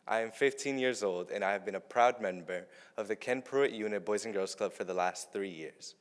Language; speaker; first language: English; early bilingual, other home language; Spanish